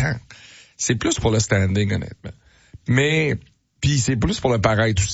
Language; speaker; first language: French; native; French